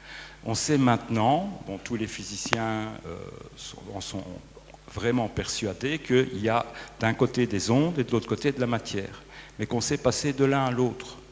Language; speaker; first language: French; native; French